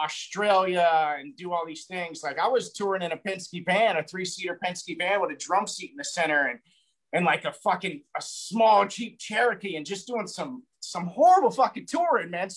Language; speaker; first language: English; native; English